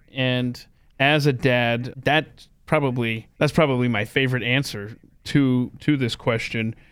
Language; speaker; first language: English; native; English